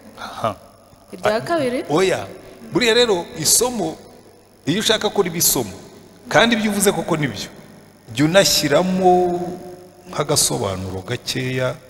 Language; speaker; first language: Kinyarwanda; native; Kinyarwanda